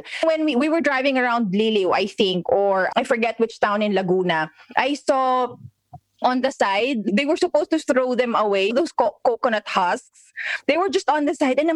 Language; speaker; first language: English; non-native, local second language; Filipino